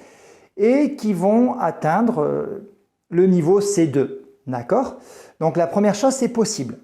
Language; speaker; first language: French; native; French